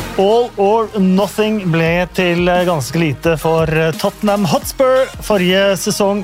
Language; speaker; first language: Norwegian; native; Norwegian